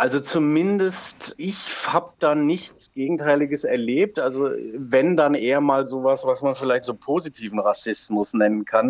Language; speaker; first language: German; native; German